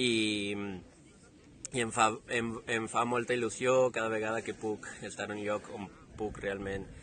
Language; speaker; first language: Catalan; non-native, fluent; Spanish